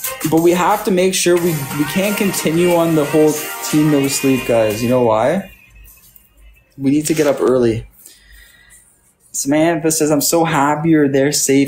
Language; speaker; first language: English; native; English